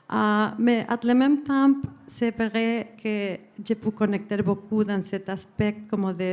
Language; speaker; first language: French; non-native, fluent; Spanish